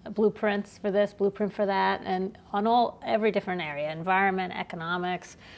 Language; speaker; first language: English; native; English